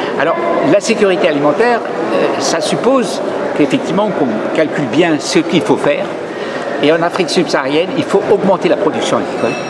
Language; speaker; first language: French; native; French